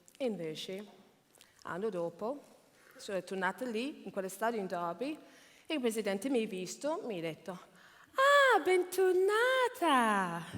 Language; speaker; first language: Italian; non-native, fluent; English